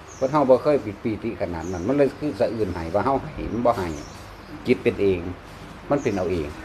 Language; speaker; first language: Thai; non-native, local second language; Northeastern Thai